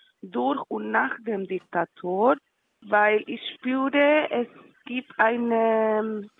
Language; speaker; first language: German; non-native, learner; Spanish